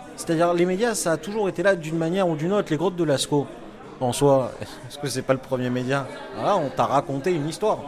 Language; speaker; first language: French; native; French